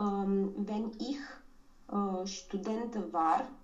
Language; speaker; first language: German; non-native, learner; Romanian